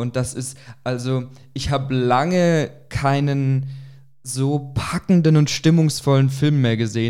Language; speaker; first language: German; native; German